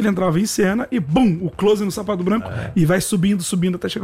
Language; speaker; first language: Portuguese; native; Portuguese